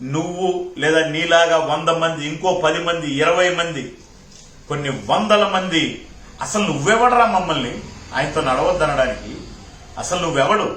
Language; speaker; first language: Telugu; native; Telugu